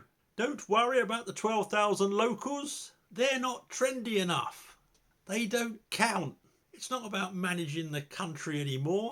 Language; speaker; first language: English; native; English